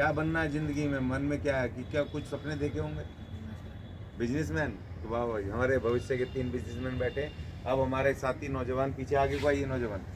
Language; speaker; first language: Hindi; native; Hindi